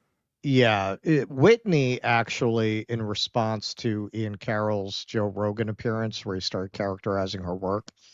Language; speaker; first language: English; native; English